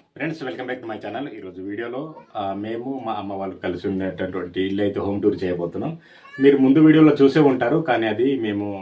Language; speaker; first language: Telugu; non-native, local second language; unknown